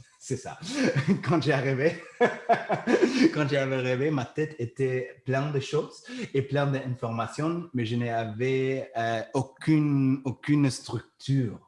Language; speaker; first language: French; non-native, learner; German